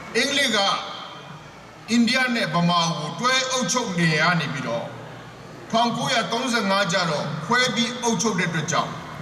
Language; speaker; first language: Burmese; non-native, local second language; Hakha Chin